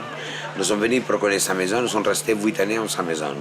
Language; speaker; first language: French; non-native, fluent; Spanish